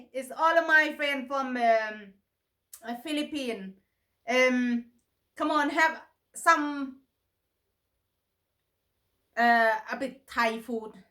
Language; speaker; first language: English; non-native, learner; Thai